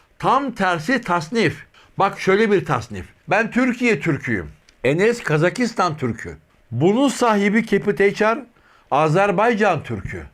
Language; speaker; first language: Turkish; native; Turkish